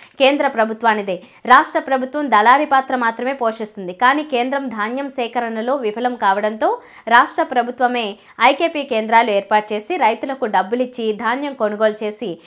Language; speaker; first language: Telugu; native; Telugu